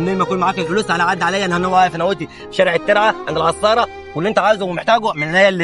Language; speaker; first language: Arabic; native; Arabic